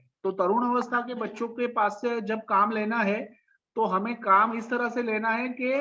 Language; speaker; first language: Hindi; native; Hindi